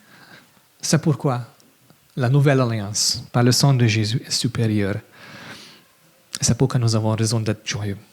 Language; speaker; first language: French; non-native, fluent; English